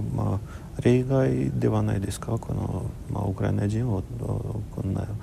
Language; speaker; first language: Japanese; non-native, fluent; Ukrainian